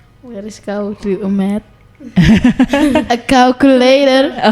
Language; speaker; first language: English; non-native, learner; Indonesian